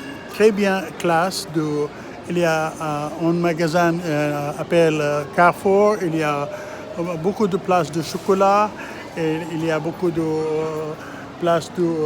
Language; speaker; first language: French; non-native, learner; Arabic